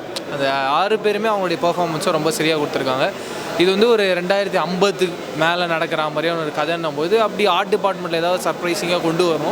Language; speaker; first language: Tamil; native; Tamil